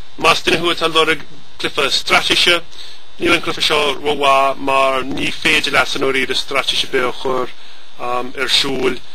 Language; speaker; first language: Irish; native; Irish